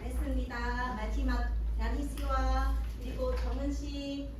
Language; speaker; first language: Korean; non-native, fluent; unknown